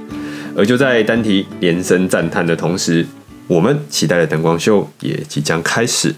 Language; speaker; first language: Chinese; native; Chinese